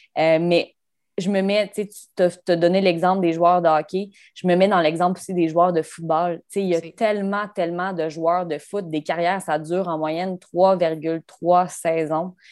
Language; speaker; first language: French; native; French